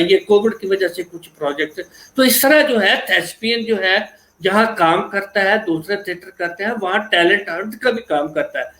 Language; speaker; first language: Urdu; non-native, local second language; Punjabi